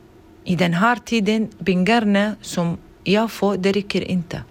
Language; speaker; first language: Swedish; non-native, learner; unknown